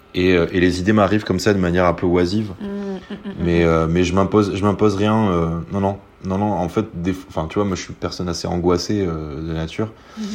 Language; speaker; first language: French; native; French